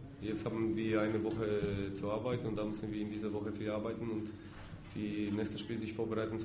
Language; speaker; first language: German; non-native, fluent; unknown